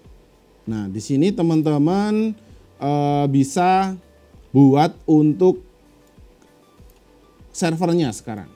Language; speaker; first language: Indonesian; native; Indonesian